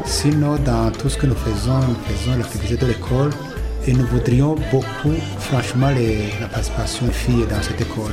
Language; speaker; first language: French; non-native, local second language; Rundi